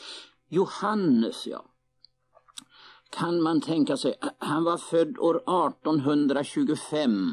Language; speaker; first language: Swedish; native; Swedish